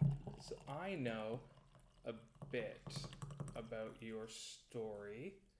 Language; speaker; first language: English; native; English